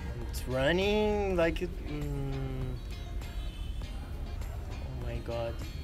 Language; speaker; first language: English; non-native, fluent; Portuguese